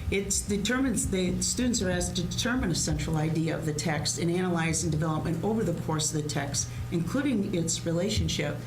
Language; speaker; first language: English; native; English